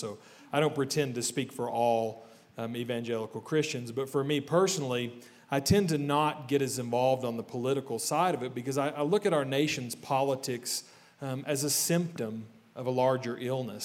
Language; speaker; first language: English; native; English